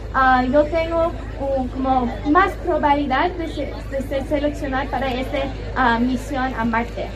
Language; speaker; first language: Spanish; non-native, learner; English